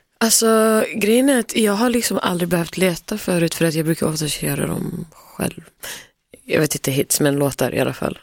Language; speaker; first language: Swedish; early bilingual, other home language; Somali